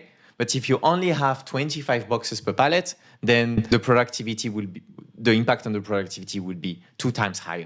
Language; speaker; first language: English; non-native, fluent; French